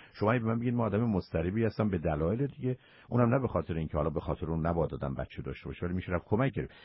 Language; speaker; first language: Persian; native; Persian